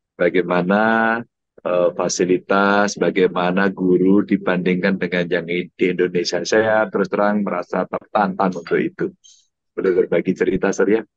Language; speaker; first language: Indonesian; native; Indonesian